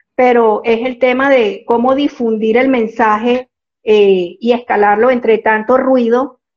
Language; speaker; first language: Spanish; native; Spanish